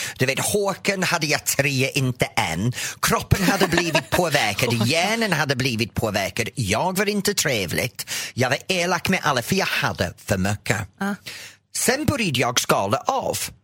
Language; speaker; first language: Swedish; non-native, fluent; English